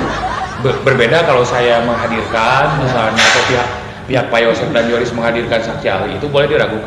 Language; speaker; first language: Indonesian; native; Indonesian